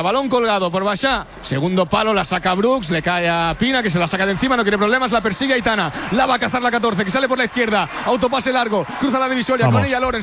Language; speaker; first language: Spanish; native; Spanish